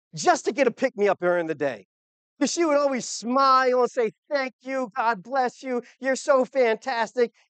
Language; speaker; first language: English; native; English